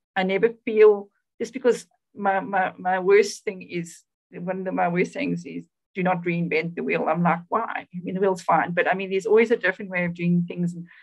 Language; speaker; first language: English; native; English